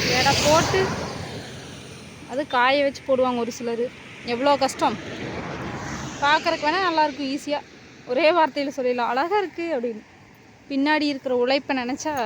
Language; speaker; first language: Tamil; native; Tamil